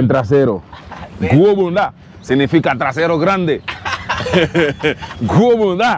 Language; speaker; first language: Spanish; non-native, learner; Haitian Creole